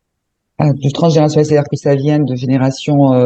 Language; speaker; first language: French; native; French